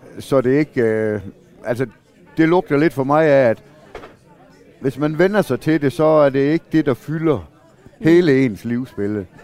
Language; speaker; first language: Danish; native; Danish